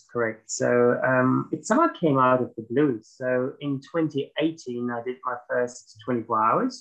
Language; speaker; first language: English; non-native, fluent; German